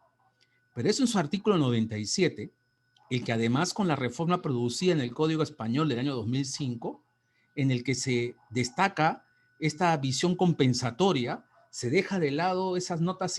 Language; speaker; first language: Spanish; native; Spanish